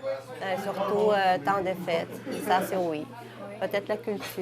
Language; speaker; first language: French; non-native, fluent; Russian